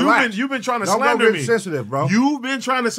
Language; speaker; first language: English; native; English